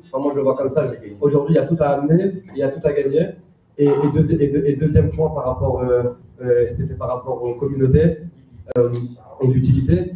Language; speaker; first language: French; native; French